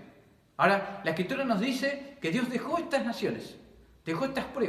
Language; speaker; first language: Spanish; native; Spanish